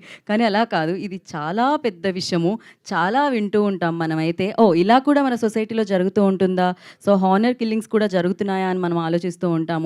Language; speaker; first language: Telugu; native; Telugu